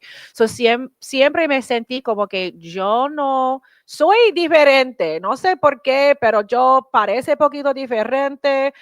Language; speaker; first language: Spanish; non-native, learner; English